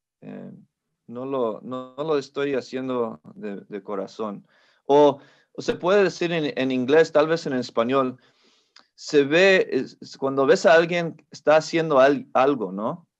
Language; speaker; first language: Spanish; non-native, fluent; English